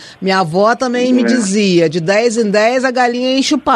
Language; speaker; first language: Portuguese; native; Portuguese